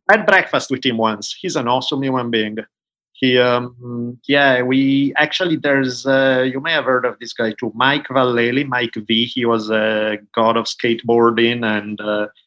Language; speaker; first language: English; non-native, fluent; Italian